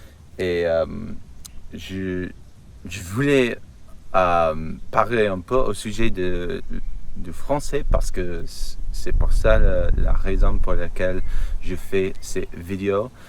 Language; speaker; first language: French; non-native, learner; English